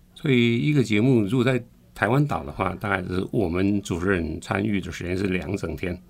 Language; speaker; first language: Chinese; native; Chinese